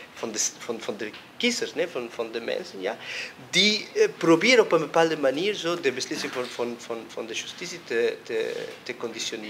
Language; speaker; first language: Dutch; non-native, fluent; Spanish